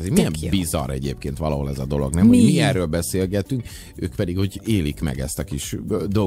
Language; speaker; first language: Hungarian; native; Hungarian